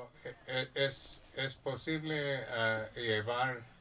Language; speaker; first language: Spanish; non-native, learner; English